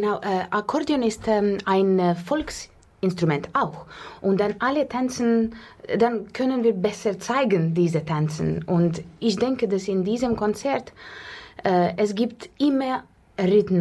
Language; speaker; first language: German; non-native, learner; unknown